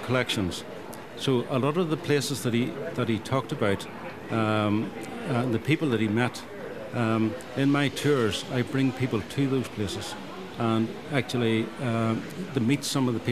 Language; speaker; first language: English; native; English